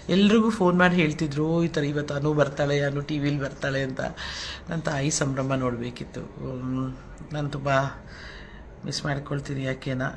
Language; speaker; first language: Kannada; non-native, local second language; Telugu